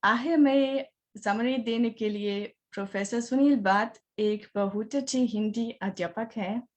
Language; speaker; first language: Hindi; non-native, learner; German